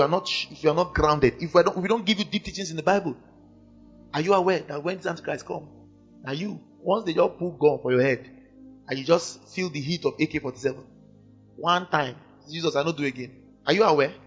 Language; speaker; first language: English; non-native, local second language; Igbo